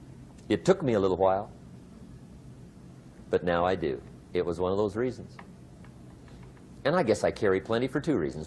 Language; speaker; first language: English; native; English